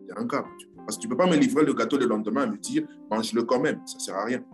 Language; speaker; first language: French; non-native, local second language; Lingala